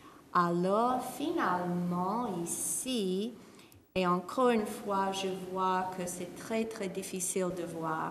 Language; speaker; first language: French; non-native, fluent; English